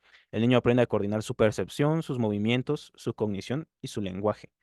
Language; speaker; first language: Spanish; native; Spanish